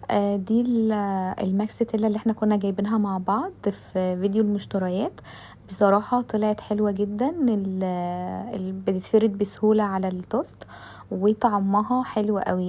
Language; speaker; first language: Arabic; native; Arabic